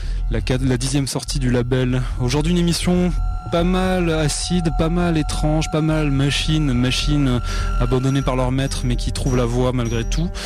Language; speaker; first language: French; native; French